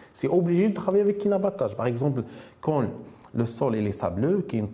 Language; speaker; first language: French; non-native, local second language; Arabic